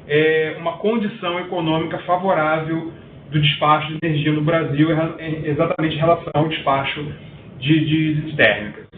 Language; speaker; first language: Portuguese; native; Portuguese